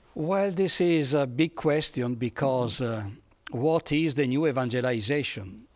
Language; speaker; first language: English; non-native, fluent; Italian